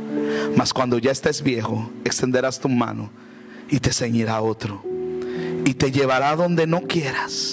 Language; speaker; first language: Spanish; native; Spanish